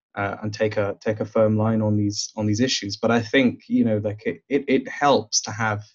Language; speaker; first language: English; native; English